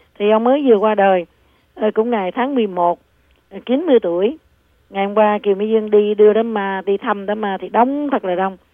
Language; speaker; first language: Vietnamese; native; Vietnamese